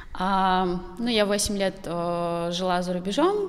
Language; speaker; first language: Russian; native; Russian